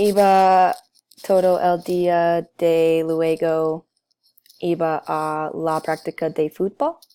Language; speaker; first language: Spanish; non-native, learner; English